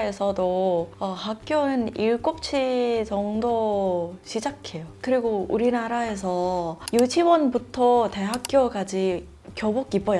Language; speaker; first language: Korean; non-native, learner; Thai